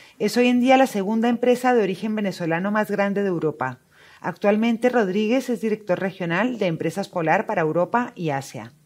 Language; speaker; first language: Spanish; native; Spanish